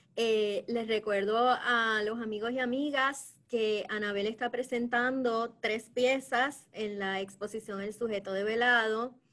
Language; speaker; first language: Spanish; native; Spanish